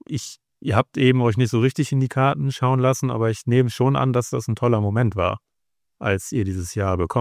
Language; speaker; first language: German; native; German